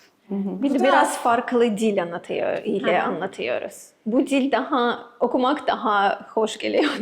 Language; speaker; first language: Turkish; non-native, learner; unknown